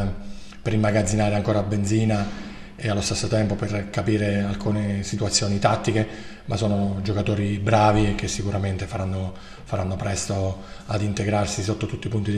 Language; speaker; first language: Italian; native; Italian